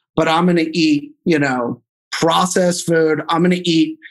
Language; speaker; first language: English; native; English